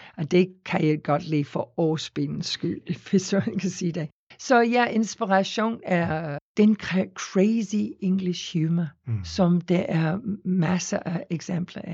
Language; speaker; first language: Danish; non-native, fluent; English